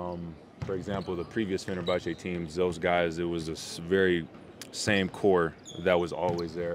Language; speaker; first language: English; native; English